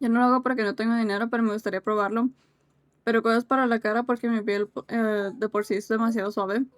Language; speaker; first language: Spanish; early bilingual, heritage; Spanish